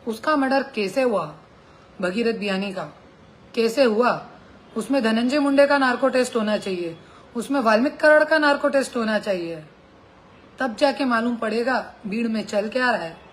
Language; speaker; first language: Hindi; non-native, local second language; Marathi